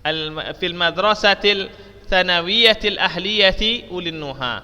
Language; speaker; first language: Arabic; non-native, fluent; Indonesian